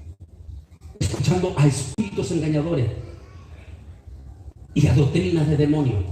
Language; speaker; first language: Spanish; native; Spanish